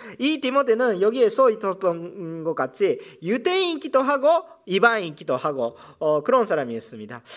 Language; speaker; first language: Korean; non-native, fluent; Japanese